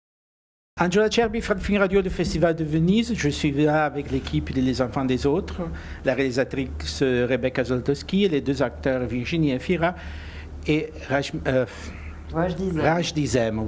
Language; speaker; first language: French; non-native, fluent; Italian